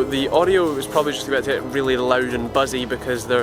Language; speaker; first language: English; native; English